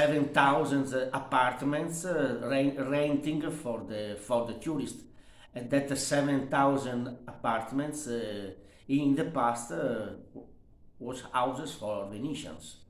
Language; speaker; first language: English; non-native, learner; Italian